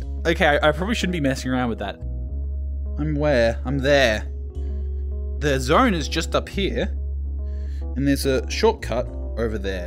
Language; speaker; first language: English; native; English